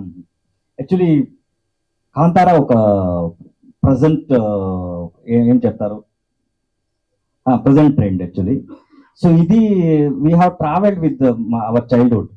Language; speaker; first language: Telugu; non-native, learner; Kannada